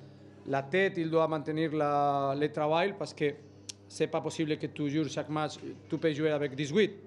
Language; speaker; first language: French; non-native, learner; Spanish